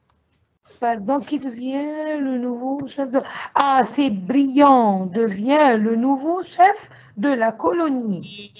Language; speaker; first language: French; non-native, learner; Arabic